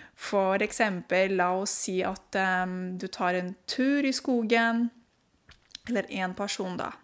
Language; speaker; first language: Norwegian; non-native, fluent; Romanian